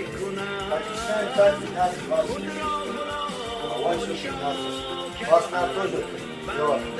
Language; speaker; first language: Russian; non-native, learner; Tajik